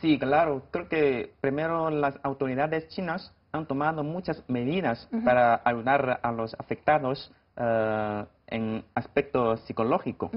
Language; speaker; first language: Spanish; non-native, fluent; Chinese